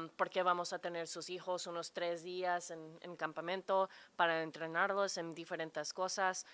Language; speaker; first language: Spanish; early bilingual, heritage; Spanish